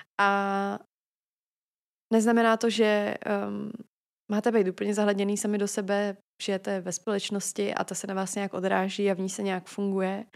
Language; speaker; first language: Czech; native; Czech